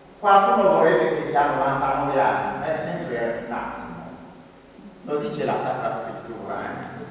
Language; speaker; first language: Italian; non-native, fluent; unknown